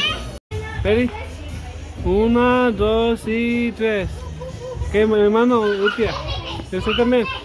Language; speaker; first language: Spanish; early bilingual, heritage; Spanish